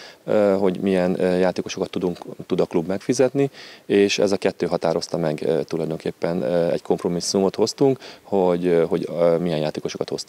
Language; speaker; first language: Hungarian; native; Hungarian